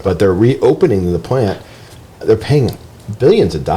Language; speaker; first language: English; native; English